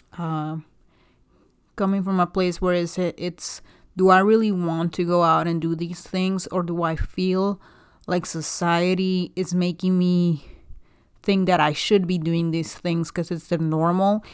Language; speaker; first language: English; non-native, fluent; Spanish